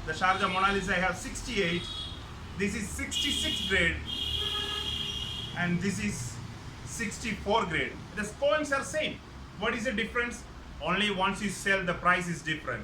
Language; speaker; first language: English; non-native, local second language; Malayalam